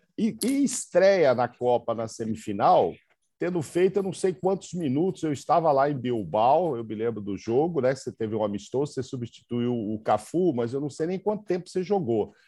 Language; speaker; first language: Portuguese; native; Portuguese